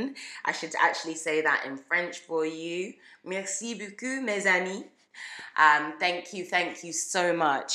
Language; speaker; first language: English; native; English